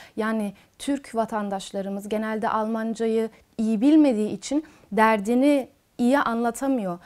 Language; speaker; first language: Turkish; early bilingual, heritage; Turkish